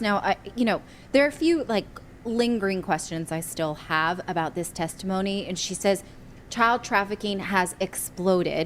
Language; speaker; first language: English; native; English